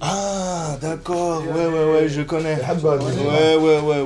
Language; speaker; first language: French; non-native, learner; Spanish